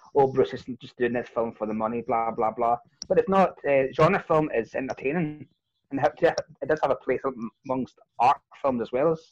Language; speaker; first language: English; native; English